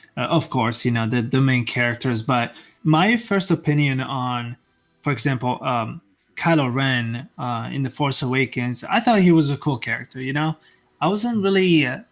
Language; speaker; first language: English; non-native, fluent; Italian